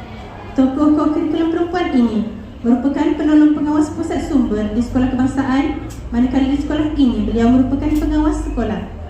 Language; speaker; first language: Malay; native; Malay